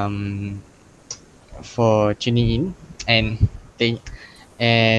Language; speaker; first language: English; non-native, local second language; Malay